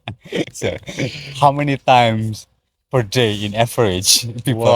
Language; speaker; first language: English; non-native, learner; Indonesian